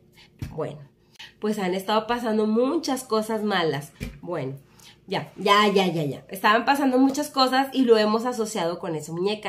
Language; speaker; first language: Spanish; native; Spanish